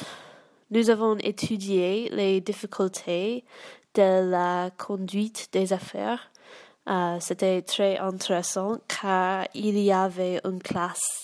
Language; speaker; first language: French; non-native, learner; English